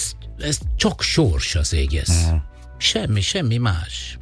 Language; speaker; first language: Hungarian; non-native, fluent; Italian